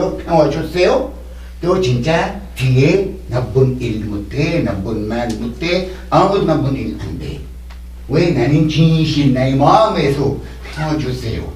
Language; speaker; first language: Korean; non-native, learner; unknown